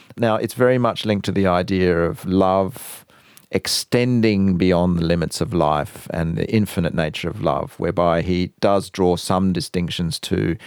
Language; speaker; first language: English; native; English